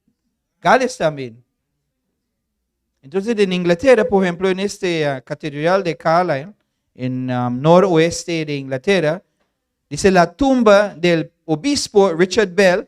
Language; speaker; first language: Spanish; non-native, fluent; English